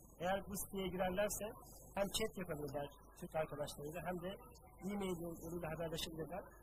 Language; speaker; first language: Turkish; native; Turkish